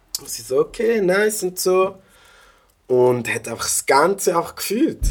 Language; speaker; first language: German; native; German